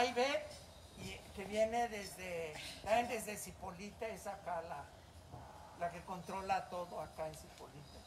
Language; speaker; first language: Spanish; native; Spanish